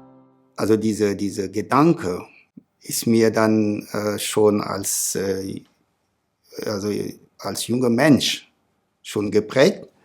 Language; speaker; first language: German; non-native, fluent; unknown